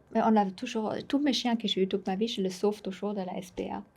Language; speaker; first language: French; non-native, fluent; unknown